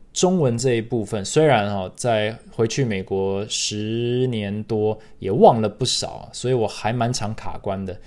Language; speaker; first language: Chinese; early bilingual, other home language; English